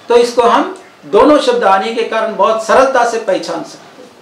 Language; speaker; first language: Hindi; non-native, local second language; Telugu